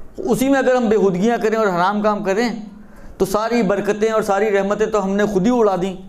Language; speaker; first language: Urdu; native; Urdu